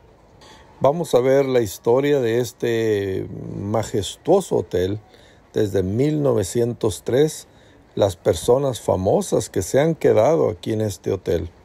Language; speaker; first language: Spanish; early bilingual, heritage; Spanish